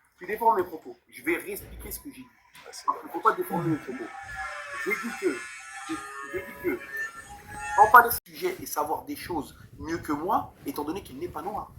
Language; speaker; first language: French; native; French